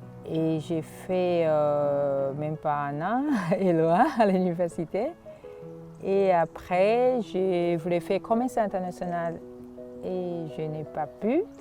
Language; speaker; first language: French; non-native, fluent; Swahili